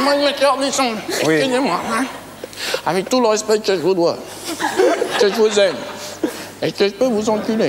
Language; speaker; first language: French; native; French